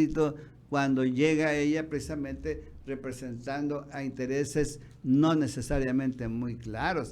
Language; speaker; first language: Spanish; native; Spanish